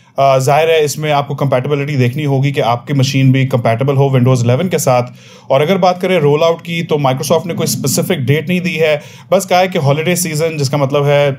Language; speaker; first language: Urdu; native; Urdu